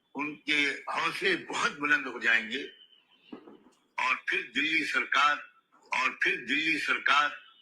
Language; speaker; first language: Urdu; native; Urdu